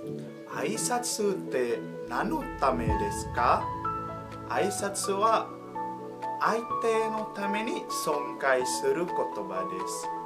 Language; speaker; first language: Japanese; non-native, learner; Indonesian